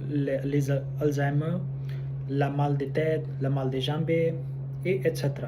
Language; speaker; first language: French; non-native, learner; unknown